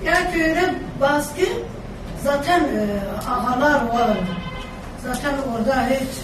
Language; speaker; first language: Turkish; non-native, local second language; Kurdish